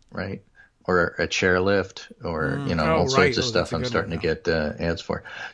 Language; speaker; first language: English; native; English